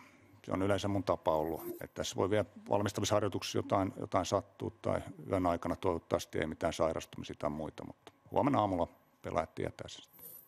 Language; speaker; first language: Finnish; native; Finnish